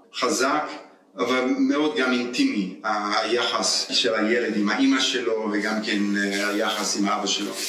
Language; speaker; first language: Hebrew; early bilingual, heritage; Hebrew